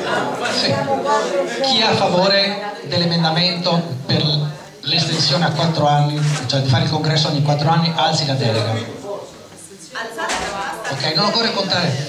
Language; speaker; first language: Italian; native; Italian